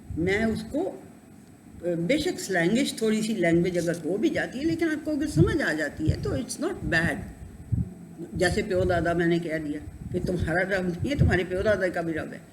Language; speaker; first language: Urdu; non-native, local second language; Punjabi